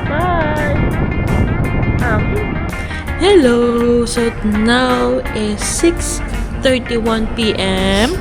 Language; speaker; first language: English; non-native, local second language; Filipino